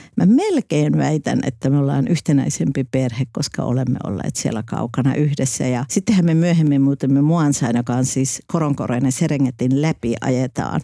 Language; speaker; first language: Finnish; native; Finnish